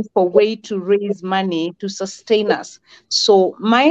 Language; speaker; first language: English; non-native, local second language; Kamba